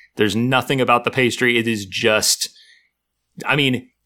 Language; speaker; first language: English; native; English